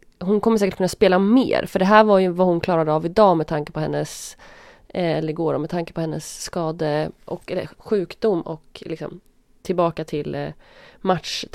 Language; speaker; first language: Swedish; native; Swedish